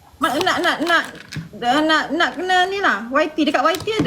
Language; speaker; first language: Malay; native; Malay